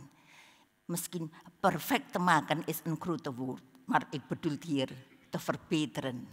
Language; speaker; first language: Dutch; non-native, learner; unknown